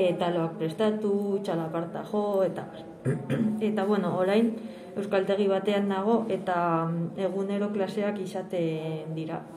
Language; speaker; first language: Basque; non-native, local second language; Spanish